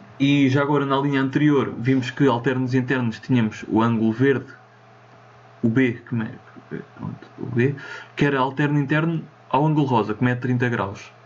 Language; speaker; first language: Portuguese; native; Portuguese